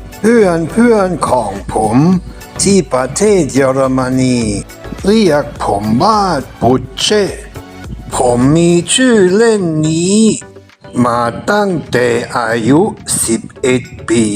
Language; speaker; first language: Thai; non-native, fluent; German